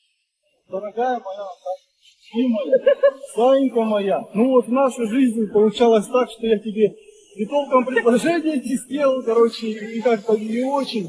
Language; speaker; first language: Russian; native; Russian